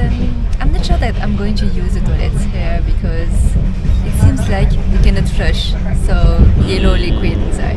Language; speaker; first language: English; non-native, fluent; French